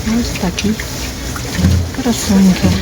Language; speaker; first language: Ukrainian; native; Ukrainian